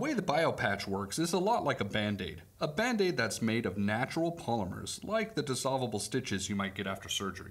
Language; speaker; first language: English; native; English